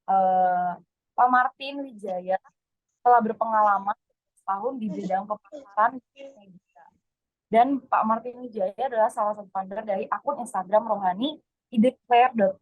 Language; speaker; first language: Indonesian; native; Indonesian